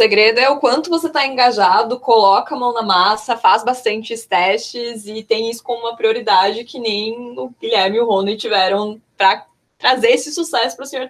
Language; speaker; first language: Portuguese; native; Portuguese